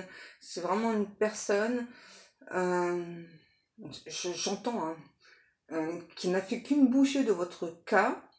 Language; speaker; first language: French; native; French